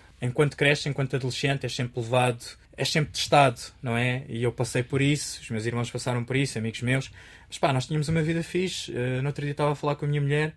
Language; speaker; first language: Portuguese; early bilingual, other home language; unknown